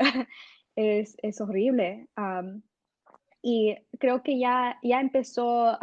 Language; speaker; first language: Spanish; early bilingual, heritage; English